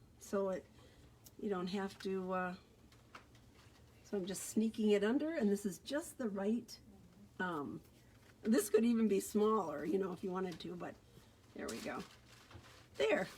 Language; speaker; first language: English; native; English